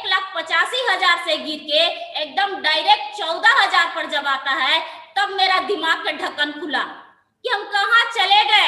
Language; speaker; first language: Hindi; non-native, local second language; Bhojpuri